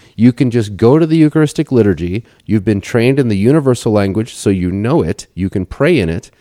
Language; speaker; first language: English; native; English